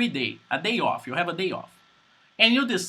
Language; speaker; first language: English; non-native, fluent; Portuguese